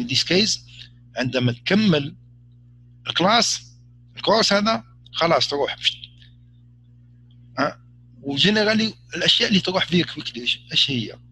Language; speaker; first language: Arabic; native; Arabic